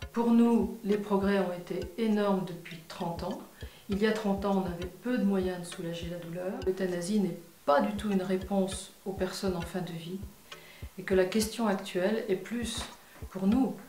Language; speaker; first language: French; native; French